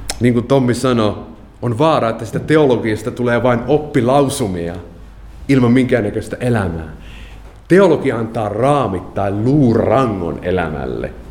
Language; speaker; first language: Finnish; non-native, fluent; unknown